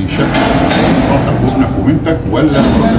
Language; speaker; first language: Arabic; native; Arabic